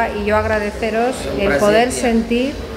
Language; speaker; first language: Spanish; native; Spanish